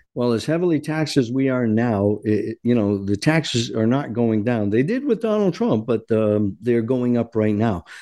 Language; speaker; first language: English; native; English